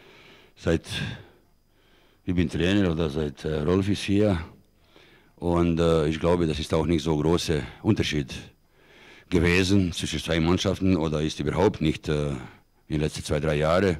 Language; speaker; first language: German; non-native, fluent; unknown